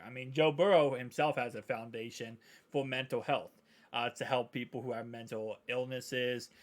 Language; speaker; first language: English; native; English